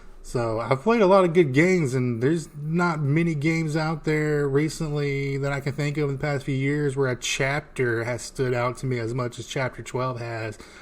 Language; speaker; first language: English; native; English